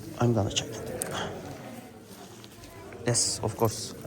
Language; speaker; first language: English; non-native, learner; Turkish